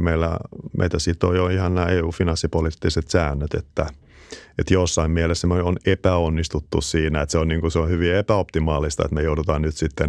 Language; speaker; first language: Finnish; native; Finnish